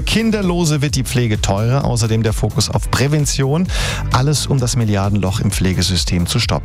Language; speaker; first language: German; native; German